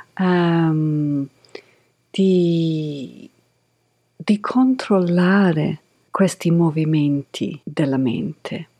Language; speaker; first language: Italian; non-native, fluent; English